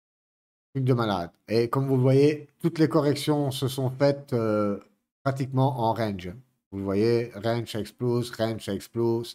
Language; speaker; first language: French; native; French